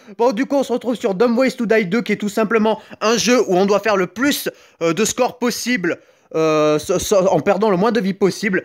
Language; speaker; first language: French; native; French